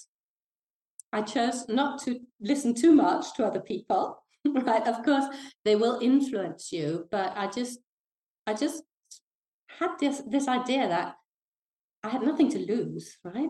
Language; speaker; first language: English; non-native, fluent; Danish